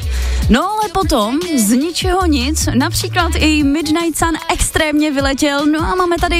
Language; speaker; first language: Czech; native; Czech